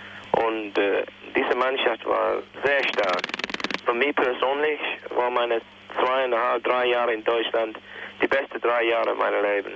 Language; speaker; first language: German; non-native, learner; English